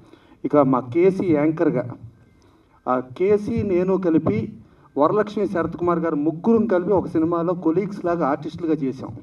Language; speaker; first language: Telugu; native; Telugu